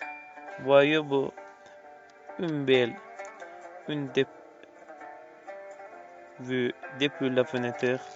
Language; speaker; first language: French; non-native, fluent; Azerbaijani